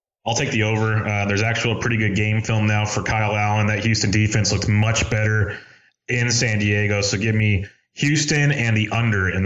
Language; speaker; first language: English; native; English